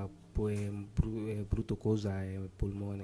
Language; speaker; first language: Italian; non-native, learner; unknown